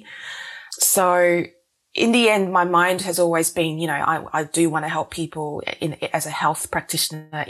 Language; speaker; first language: English; native; English